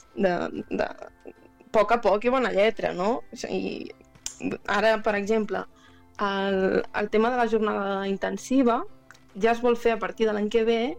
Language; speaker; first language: Catalan; native; Catalan